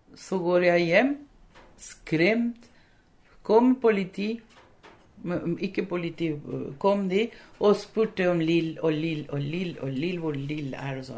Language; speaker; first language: Norwegian; early bilingual, other home language; Spanish